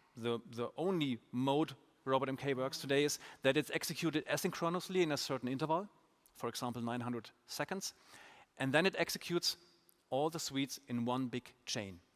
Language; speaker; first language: English; non-native, fluent; German